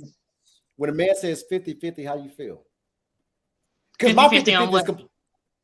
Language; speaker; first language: English; native; English